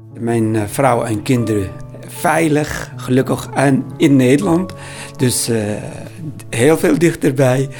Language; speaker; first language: Dutch; non-native, learner; Arabic